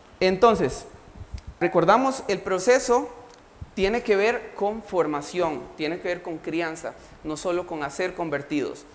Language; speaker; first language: Spanish; native; Spanish